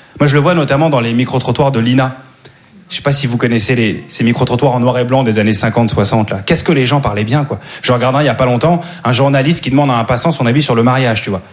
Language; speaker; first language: French; native; French